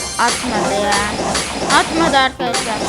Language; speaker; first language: Turkish; native; Turkish